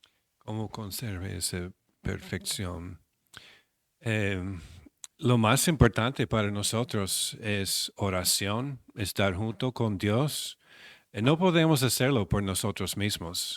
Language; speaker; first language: Spanish; non-native, fluent; English